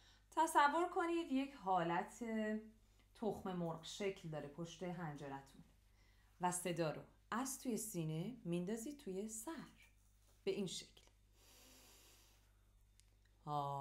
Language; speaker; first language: Persian; native; Persian